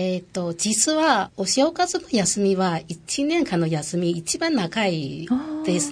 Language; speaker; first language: Japanese; non-native, local second language; Chinese